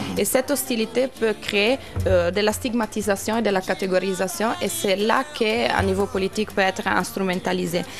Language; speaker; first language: French; non-native, fluent; Italian